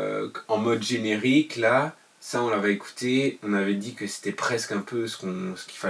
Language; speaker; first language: French; native; French